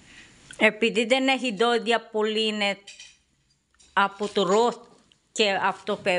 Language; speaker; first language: Greek; non-native, learner; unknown